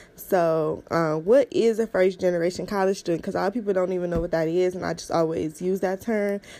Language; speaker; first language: English; native; English